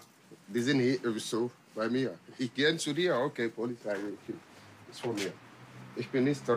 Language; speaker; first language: German; non-native, learner; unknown